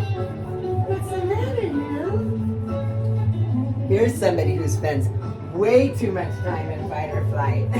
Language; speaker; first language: English; native; English